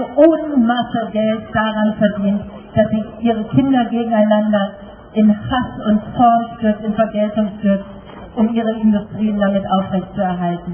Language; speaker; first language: German; native; German